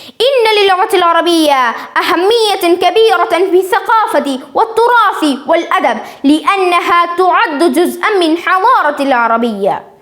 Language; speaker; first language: Arabic; non-native, learner; Malayalam